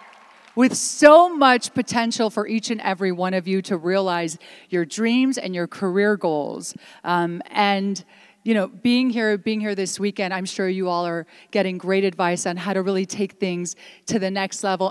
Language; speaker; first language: English; early bilingual, other home language; Italian